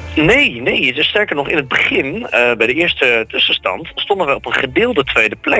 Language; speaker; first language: Dutch; native; Dutch